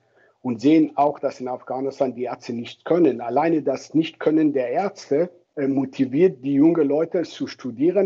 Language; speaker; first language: German; non-native, fluent; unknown